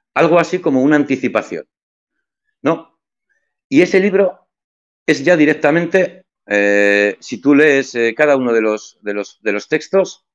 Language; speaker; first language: Spanish; native; Spanish